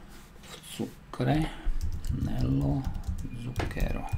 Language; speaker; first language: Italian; non-native, learner; Slovak